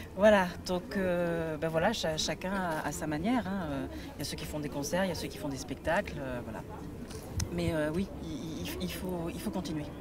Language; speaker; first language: French; early bilingual, other home language; Arabic